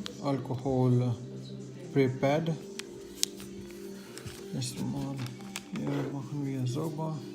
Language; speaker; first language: German; non-native, learner; Urdu